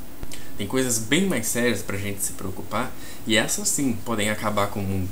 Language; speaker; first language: Portuguese; native; Portuguese